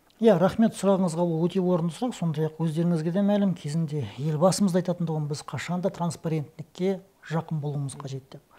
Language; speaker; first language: Kazakh; non-native, local second language; Russian